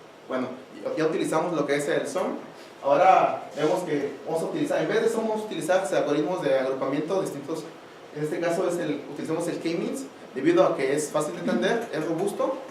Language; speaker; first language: Spanish; native; Spanish